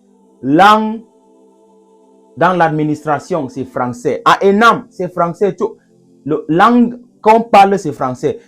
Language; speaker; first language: French; non-native, local second language; English